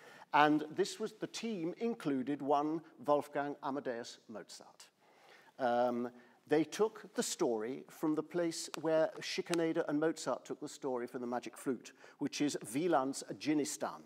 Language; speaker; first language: English; native; English